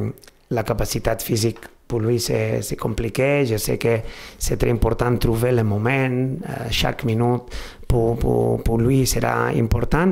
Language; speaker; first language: French; non-native, fluent; Spanish